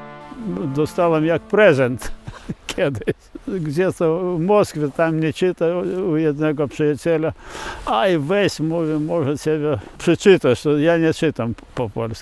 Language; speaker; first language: Polish; non-native, learner; Lithuanian